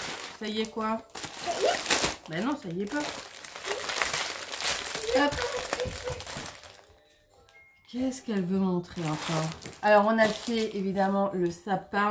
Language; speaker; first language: French; native; French